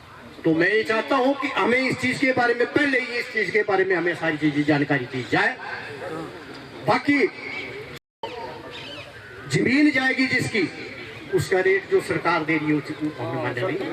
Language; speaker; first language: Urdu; non-native, local second language; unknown